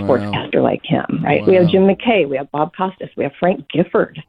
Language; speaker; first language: English; native; English